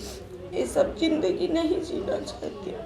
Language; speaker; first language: Hindi; non-native, local second language; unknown